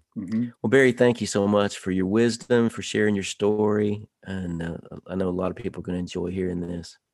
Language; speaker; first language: English; native; English